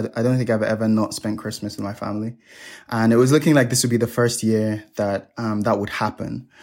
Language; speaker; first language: English; native; English